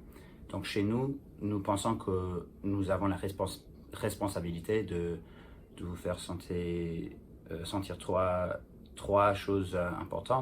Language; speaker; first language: French; non-native, fluent; English